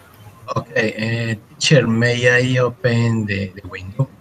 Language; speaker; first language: English; non-native, learner; Spanish